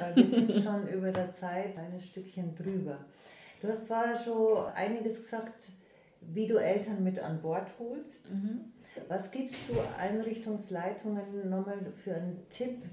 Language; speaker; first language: German; native; German